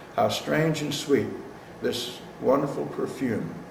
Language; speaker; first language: English; native; English